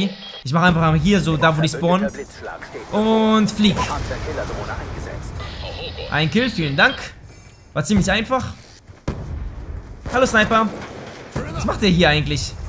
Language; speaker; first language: German; native; German